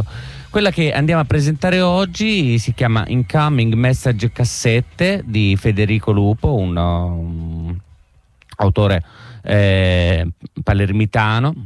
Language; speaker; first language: Italian; native; Italian